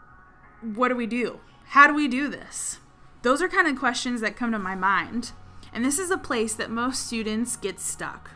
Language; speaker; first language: English; native; English